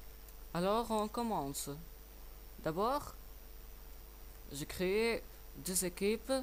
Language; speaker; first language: French; non-native, learner; English